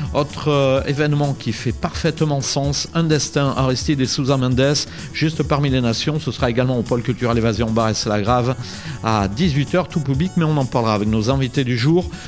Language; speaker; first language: French; native; French